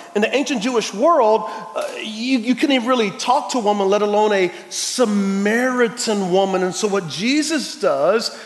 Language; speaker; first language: English; native; English